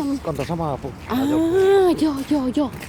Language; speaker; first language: Finnish; non-native, learner; Thai